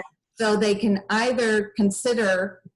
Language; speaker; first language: English; native; English